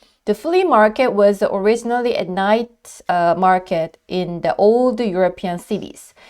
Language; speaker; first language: English; non-native, fluent; Korean